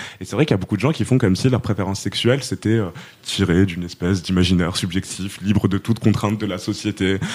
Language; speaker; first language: French; non-native, local second language; Arabic